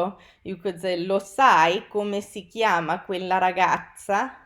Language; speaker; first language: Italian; non-native, fluent; English